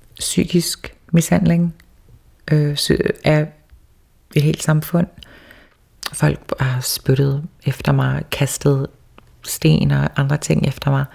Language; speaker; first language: Danish; early bilingual, other home language; Faroese